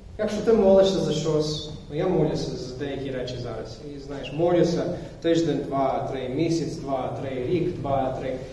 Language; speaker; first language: Ukrainian; non-native, fluent; English